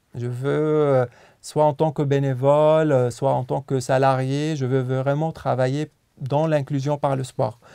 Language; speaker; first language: French; non-native, local second language; Arabic